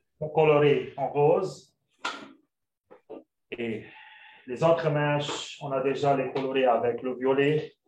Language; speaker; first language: French; non-native, local second language; Arabic